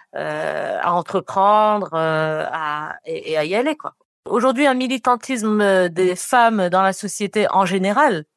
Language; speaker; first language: French; non-native, local second language; Arabic